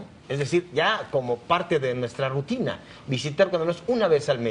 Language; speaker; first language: Spanish; native; Spanish